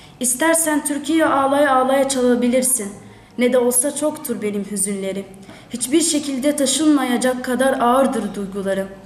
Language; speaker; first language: Turkish; early bilingual, other home language; Arabic